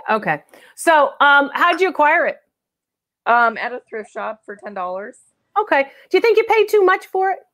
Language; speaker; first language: English; native; English